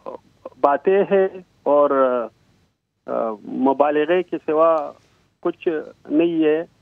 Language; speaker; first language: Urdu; non-native, fluent; Pashto